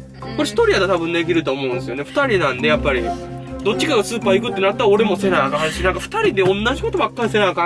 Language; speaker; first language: Japanese; native; Japanese